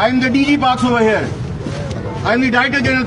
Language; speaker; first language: Urdu; native; Urdu